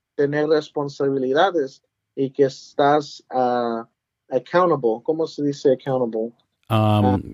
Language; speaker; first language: Spanish; early bilingual, heritage; Spanish